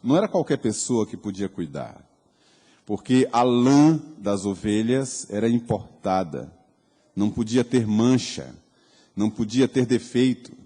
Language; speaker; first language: Portuguese; native; Portuguese